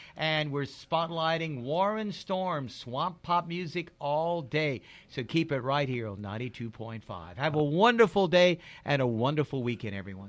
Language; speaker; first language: English; native; English